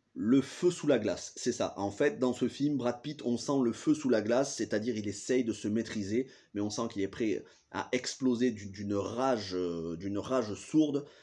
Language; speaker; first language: French; native; French